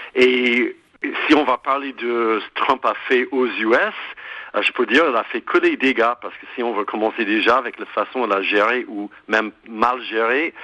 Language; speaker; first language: French; non-native, fluent; English